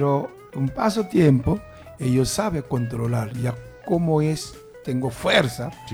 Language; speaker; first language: Spanish; non-native, learner; Korean